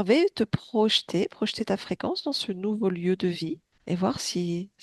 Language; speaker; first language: French; native; French